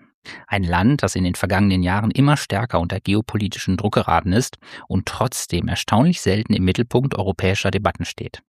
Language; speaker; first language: German; native; German